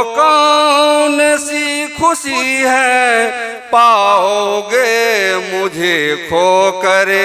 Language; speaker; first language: Hindi; native; Hindi